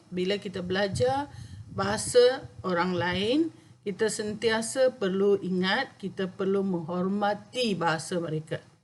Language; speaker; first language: Malay; non-native, local second language; Tamil